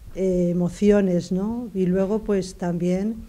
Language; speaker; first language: Spanish; native; Spanish